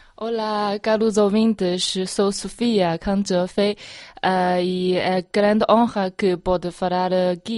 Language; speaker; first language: Portuguese; non-native, fluent; Chinese